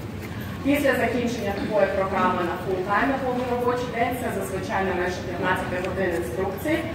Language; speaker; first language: Ukrainian; native; Ukrainian